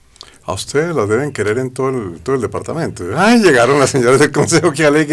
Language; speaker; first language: Spanish; native; Spanish